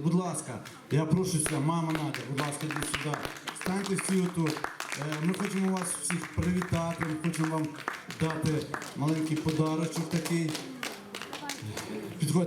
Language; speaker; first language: Ukrainian; native; Ukrainian